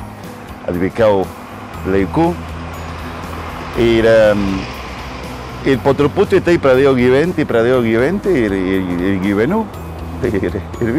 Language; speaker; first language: Lithuanian; non-native, fluent; Spanish